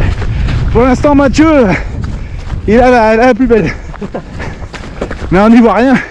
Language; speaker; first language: French; native; French